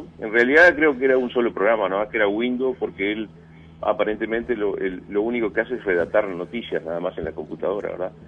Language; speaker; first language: Spanish; native; Spanish